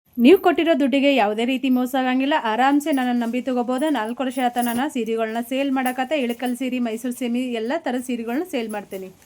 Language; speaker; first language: Kannada; native; Kannada